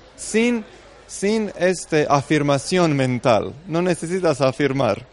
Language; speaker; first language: Spanish; non-native, fluent; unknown